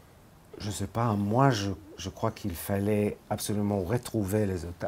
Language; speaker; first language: French; non-native, fluent; Hebrew